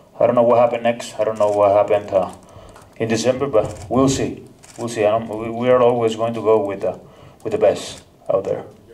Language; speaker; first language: English; non-native, fluent; Spanish